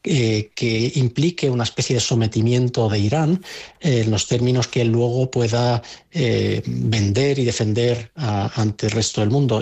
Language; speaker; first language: Spanish; native; Spanish